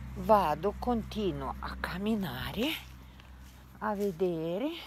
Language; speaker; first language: Italian; non-native, fluent; Russian